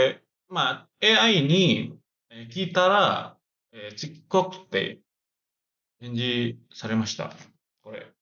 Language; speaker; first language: Japanese; non-native, learner; Indonesian